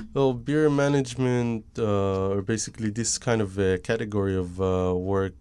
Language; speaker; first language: English; non-native, fluent; Hebrew